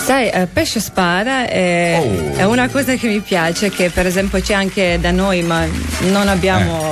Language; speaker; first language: Italian; non-native, learner; Croatian